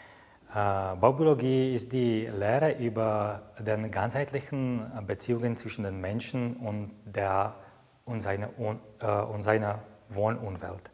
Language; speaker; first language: German; non-native, fluent; Czech